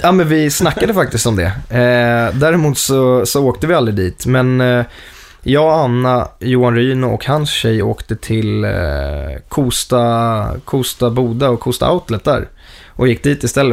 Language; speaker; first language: Swedish; native; Swedish